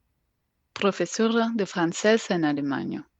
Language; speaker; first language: Catalan; non-native, learner; French